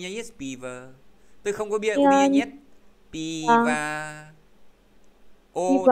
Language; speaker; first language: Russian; non-native, fluent; Vietnamese